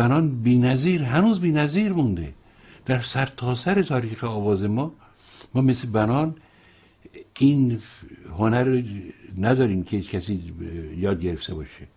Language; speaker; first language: Persian; native; Persian